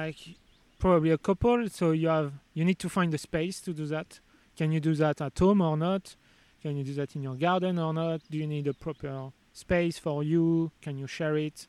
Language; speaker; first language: English; non-native, fluent; French